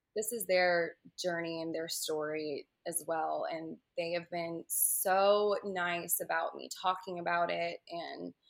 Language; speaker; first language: English; native; English